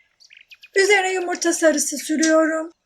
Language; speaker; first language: Turkish; native; Turkish